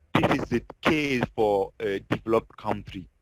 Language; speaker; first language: English; non-native, learner; French